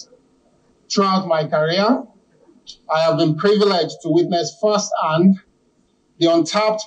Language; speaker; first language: English; non-native, local second language; Yoruba